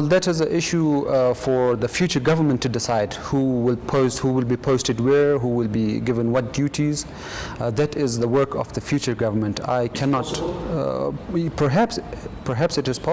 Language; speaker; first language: English; non-native, fluent; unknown